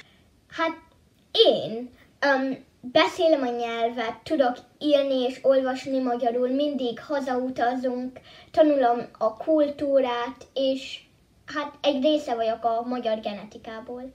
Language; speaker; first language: Hungarian; early bilingual, heritage; Hungarian